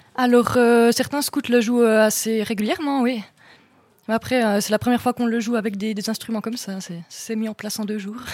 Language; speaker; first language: French; native; French